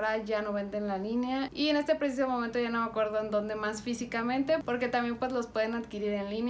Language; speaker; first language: Spanish; native; Spanish